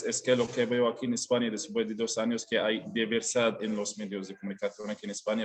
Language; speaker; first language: Spanish; non-native, learner; Arabic